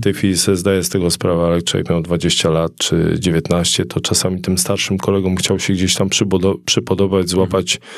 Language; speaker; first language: Polish; native; Polish